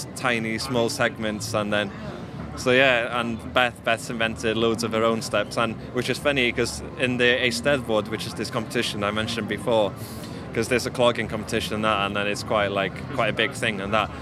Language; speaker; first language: English; non-native, local second language; Welsh